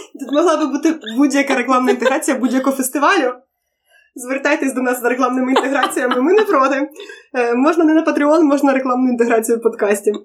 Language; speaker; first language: Ukrainian; non-native, local second language; Russian